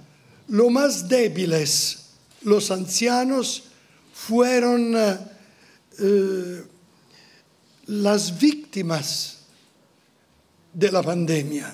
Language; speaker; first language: Spanish; non-native, fluent; Italian